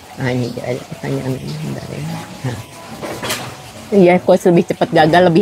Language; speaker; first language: Indonesian; native; Indonesian